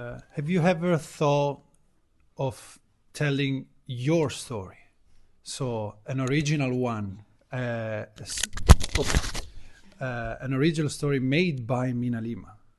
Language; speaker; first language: English; non-native, learner; Italian